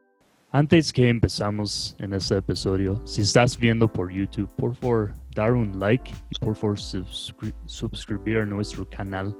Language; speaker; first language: Spanish; non-native, fluent; English